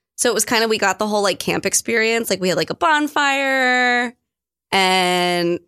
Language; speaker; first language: English; native; English